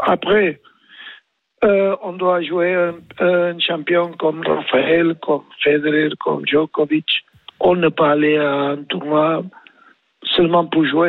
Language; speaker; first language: French; non-native, learner; Spanish